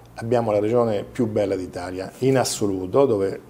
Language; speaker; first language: Italian; native; Italian